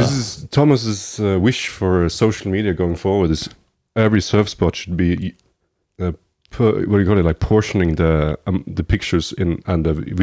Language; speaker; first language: English; non-native, fluent; Norwegian